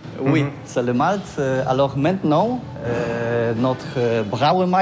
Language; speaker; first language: French; non-native, learner; Polish